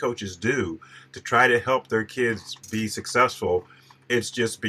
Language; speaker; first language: English; native; English